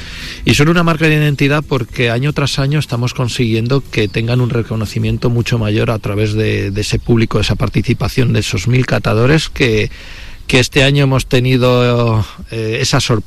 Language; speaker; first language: Spanish; native; Spanish